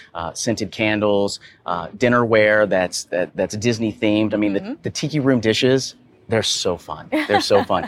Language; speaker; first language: English; native; English